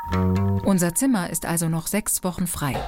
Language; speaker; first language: German; native; German